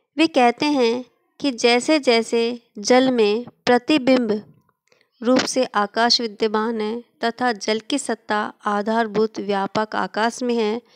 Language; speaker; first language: Hindi; native; Hindi